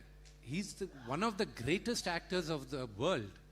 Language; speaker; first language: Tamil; non-native, local second language; Telugu